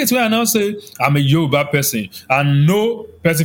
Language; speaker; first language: English; non-native, local second language; Yoruba